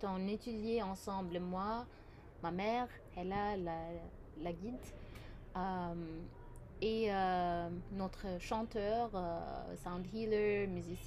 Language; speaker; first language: French; non-native, fluent; Arabic